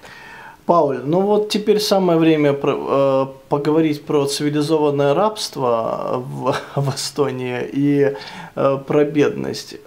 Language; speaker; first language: Russian; native; Russian